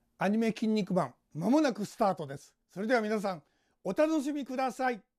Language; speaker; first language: Japanese; native; Japanese